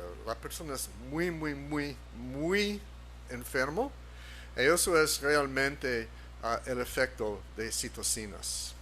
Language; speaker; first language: Spanish; non-native, fluent; English